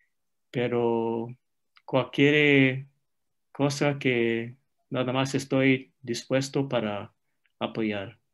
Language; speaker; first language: Spanish; non-native, fluent; English